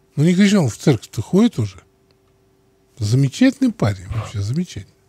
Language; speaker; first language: Russian; native; Russian